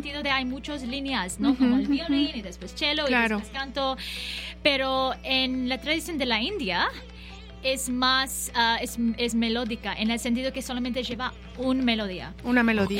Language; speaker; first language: Spanish; non-native, fluent; Bangla